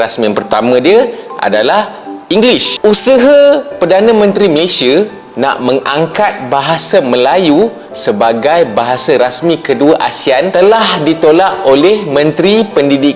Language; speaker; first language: Malay; native; Malay